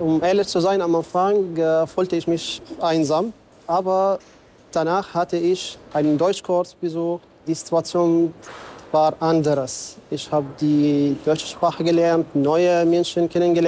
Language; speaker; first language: German; non-native, fluent; Arabic